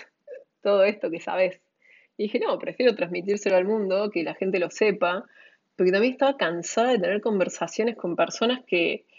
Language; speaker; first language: Spanish; native; Spanish